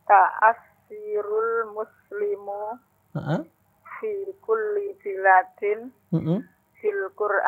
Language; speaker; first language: Arabic; non-native, learner; Indonesian